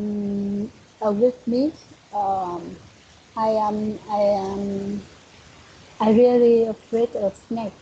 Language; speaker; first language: English; non-native, learner; Vietnamese